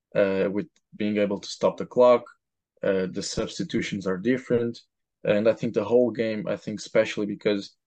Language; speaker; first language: English; non-native, fluent; Portuguese